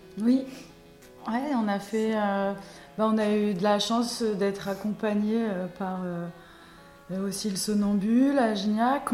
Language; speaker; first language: French; native; French